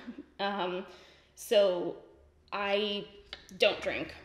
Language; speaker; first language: English; native; English